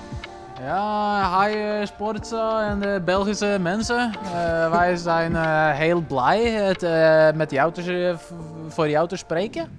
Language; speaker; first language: Dutch; non-native, learner; Norwegian